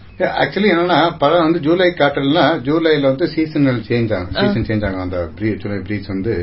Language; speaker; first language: Tamil; native; Tamil